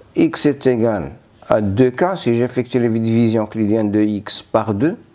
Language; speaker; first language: French; non-native, local second language; Arabic